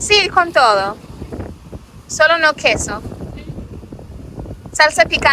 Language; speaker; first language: Spanish; non-native, learner; English